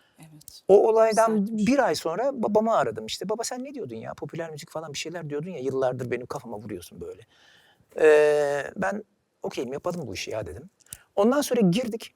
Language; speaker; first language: Turkish; native; Turkish